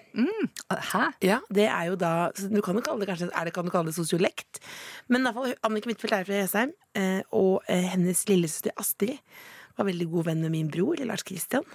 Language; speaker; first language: Norwegian; native; Norwegian